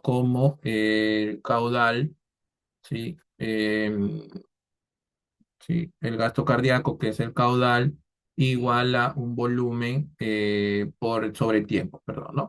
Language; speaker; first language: Spanish; native; Spanish